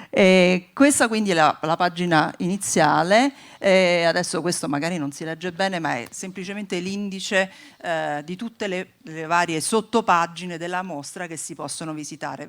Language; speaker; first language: Italian; native; Italian